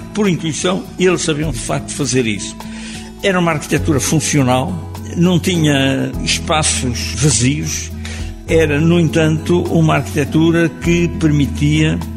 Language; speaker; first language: Portuguese; native; Portuguese